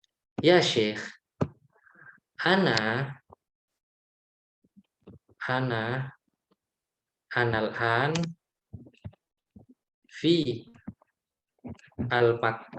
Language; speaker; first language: Arabic; non-native, fluent; Indonesian